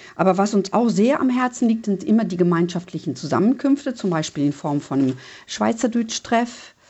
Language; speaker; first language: German; native; German